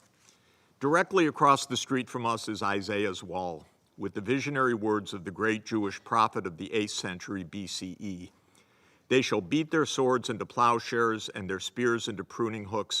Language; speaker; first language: English; native; English